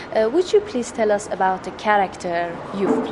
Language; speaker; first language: English; non-native, learner; Persian